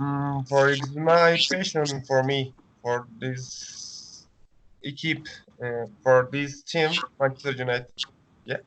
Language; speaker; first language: English; non-native, learner; Spanish